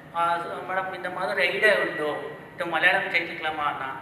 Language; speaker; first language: Tamil; non-native, learner; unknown